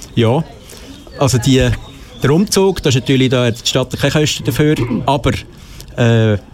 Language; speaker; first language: German; native; German